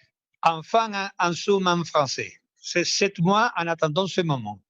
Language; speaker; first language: French; non-native, fluent; Spanish